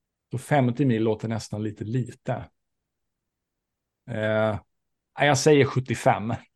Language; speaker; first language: Swedish; native; Swedish